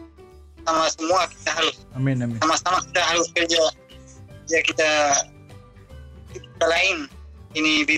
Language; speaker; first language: Indonesian; non-native, fluent; Spanish